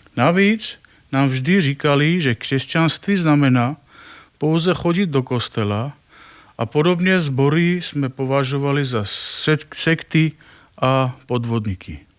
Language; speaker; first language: Czech; non-native, fluent; Armenian